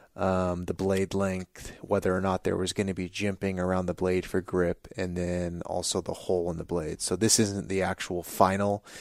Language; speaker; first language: English; native; English